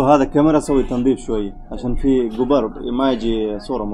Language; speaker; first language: Arabic; non-native, learner; Bangla